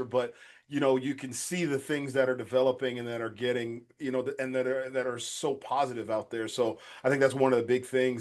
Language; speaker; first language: English; native; English